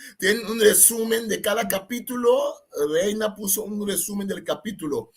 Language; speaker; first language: Spanish; non-native, fluent; Papiamento